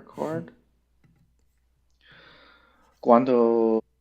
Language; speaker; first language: Spanish; non-native, learner; English